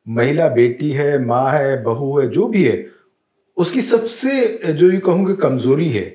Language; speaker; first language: Hindi; native; Hindi